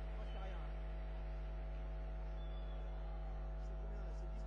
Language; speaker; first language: French; native; French